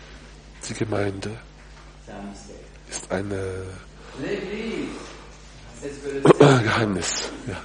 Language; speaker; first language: German; non-native, fluent; French